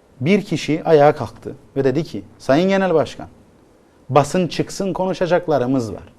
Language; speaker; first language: Turkish; native; Turkish